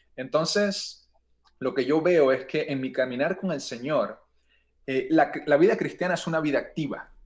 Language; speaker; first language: Spanish; native; Spanish